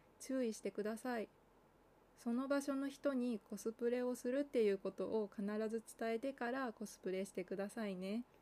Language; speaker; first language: Japanese; native; Japanese